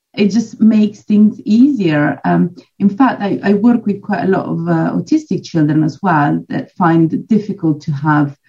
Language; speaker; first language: English; non-native, fluent; Italian